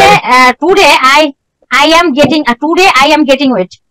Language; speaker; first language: English; non-native, learner; Bangla